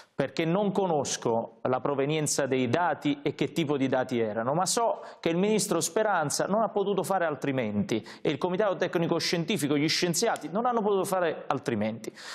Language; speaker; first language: Italian; native; Italian